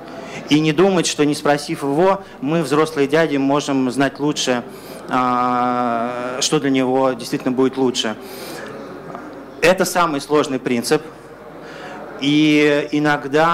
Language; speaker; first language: Russian; native; Russian